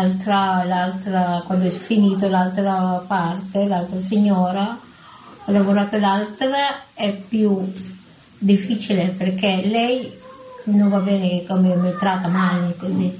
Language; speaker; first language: Italian; non-native, learner; Filipino